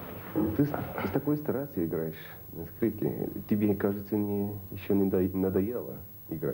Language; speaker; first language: Russian; non-native, fluent; French